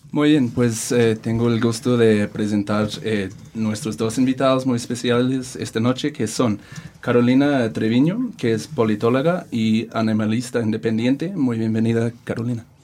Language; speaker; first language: Spanish; non-native, fluent; English